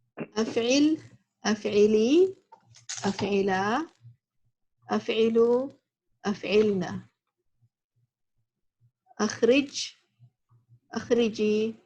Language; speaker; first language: Arabic; non-native, learner; English